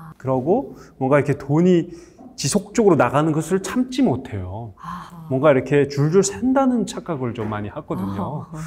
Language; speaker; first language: Korean; native; Korean